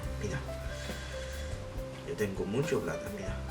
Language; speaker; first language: Spanish; non-native, learner; Haitian Creole